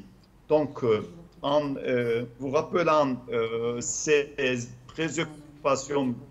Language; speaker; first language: French; non-native, fluent; Turkish